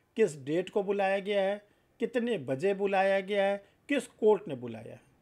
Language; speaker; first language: Hindi; native; Hindi